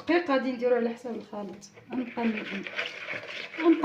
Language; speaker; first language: Arabic; native; Arabic